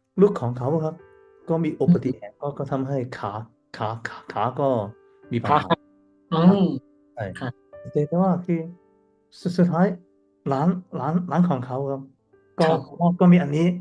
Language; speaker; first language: Thai; non-native, learner; Cantonese